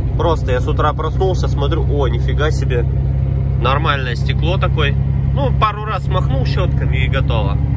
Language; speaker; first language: Russian; native; Russian